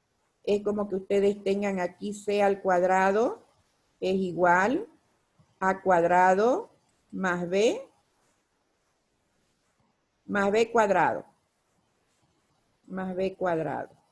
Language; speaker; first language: Spanish; native; Spanish